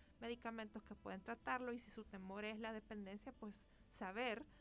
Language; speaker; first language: Spanish; native; Spanish